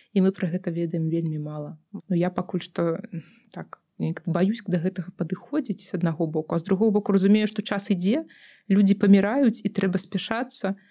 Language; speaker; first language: Belarusian; non-native, local second language; Russian